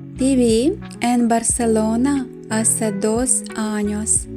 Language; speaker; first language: Spanish; non-native, fluent; Ukrainian